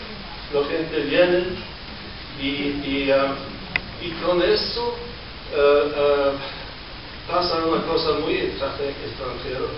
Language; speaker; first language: Spanish; non-native, learner; English